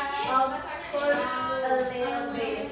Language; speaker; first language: English; non-native, learner; Indonesian